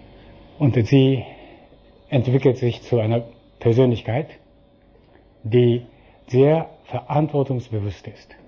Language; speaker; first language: German; non-native, fluent; Japanese